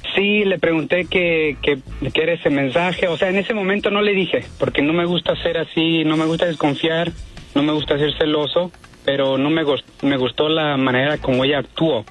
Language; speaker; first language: Spanish; native; Spanish